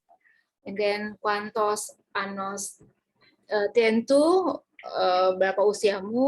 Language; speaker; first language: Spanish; non-native, learner; Indonesian